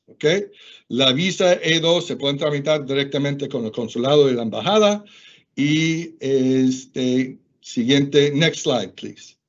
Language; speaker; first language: Spanish; non-native, fluent; English